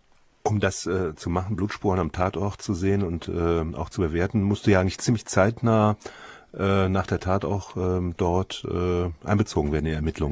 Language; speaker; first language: German; native; German